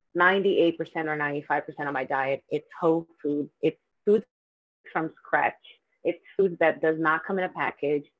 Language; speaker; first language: English; non-native, fluent; Portuguese